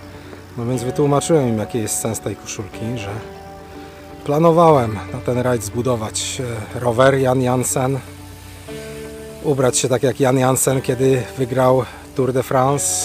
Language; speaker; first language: Polish; native; Polish